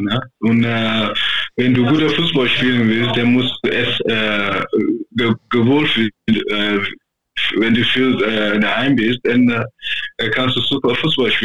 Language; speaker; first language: German; non-native, fluent; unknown